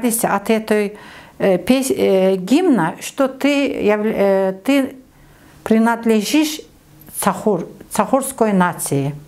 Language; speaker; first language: Russian; non-native, learner; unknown